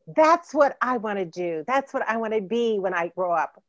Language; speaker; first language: English; native; English